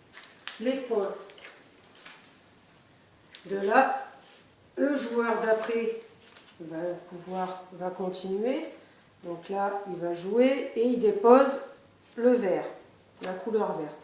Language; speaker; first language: French; native; French